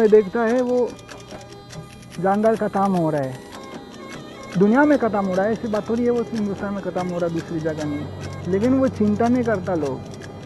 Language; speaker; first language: Hindi; non-native, learner; Italian